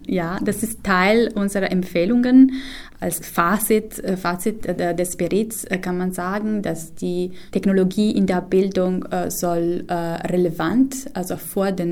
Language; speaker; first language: German; non-native, fluent; Italian